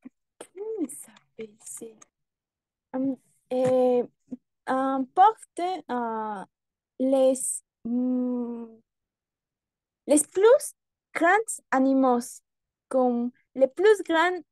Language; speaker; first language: French; non-native, learner; Spanish